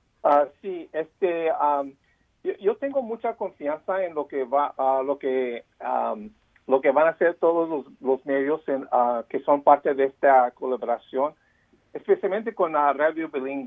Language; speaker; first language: Spanish; early bilingual, heritage; Spanish